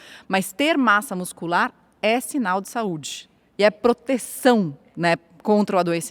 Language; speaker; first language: Portuguese; native; Portuguese